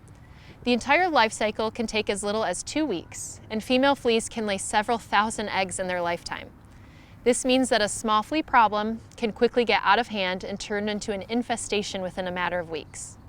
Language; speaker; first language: English; native; English